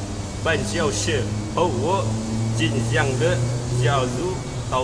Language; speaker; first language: Chinese; non-native, learner; Malay